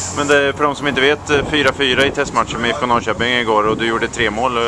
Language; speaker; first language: Swedish; native; Swedish